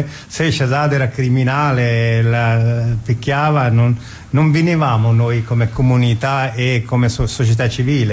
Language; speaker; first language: Italian; non-native, fluent; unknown